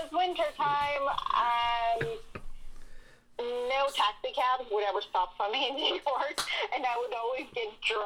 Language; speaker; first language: English; non-native, fluent; Russian